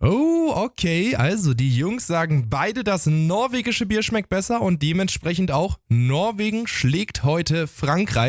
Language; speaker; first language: German; native; German